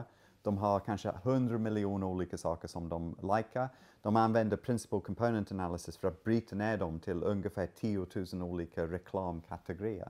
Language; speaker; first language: Swedish; non-native, fluent; English